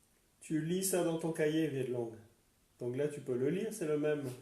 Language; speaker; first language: French; native; French